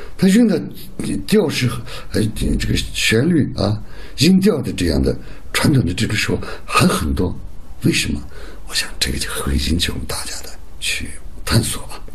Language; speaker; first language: Chinese; non-native, local second language; Uyghur